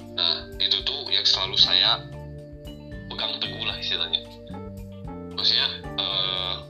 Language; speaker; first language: Indonesian; native; Indonesian